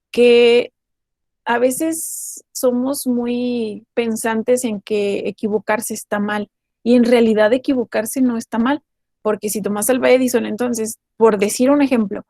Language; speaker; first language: Spanish; native; Spanish